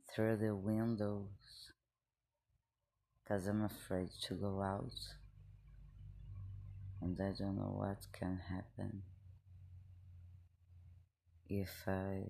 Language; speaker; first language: English; non-native, learner; Spanish